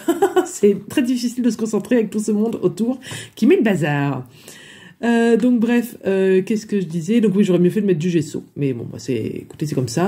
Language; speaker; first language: French; native; French